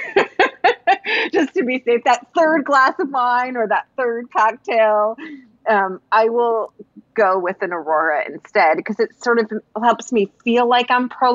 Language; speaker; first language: English; native; English